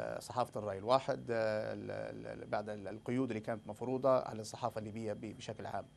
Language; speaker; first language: Arabic; native; Arabic